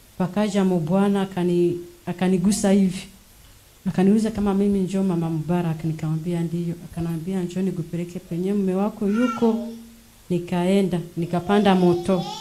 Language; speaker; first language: Swahili; non-native, local second language; Rundi